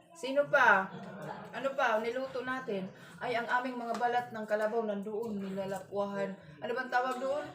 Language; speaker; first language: Filipino; non-native, local second language; Waray